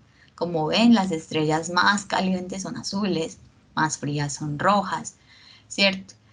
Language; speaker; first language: Spanish; native; Spanish